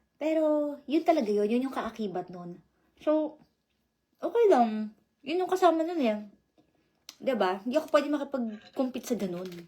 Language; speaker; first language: Filipino; native; Filipino